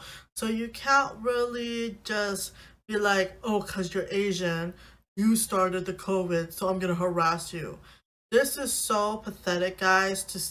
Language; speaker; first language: English; native; English